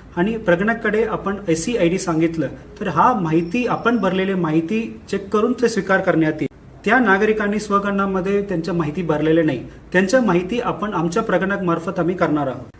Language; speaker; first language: Marathi; non-native, local second language; Tamil